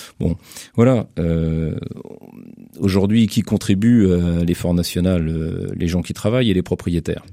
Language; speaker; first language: French; native; French